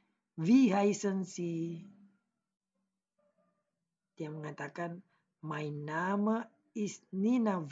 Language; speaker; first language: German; non-native, learner; Indonesian